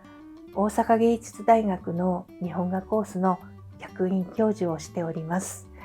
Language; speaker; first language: Japanese; native; Japanese